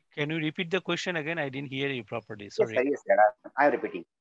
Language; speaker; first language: English; non-native, local second language; Bangla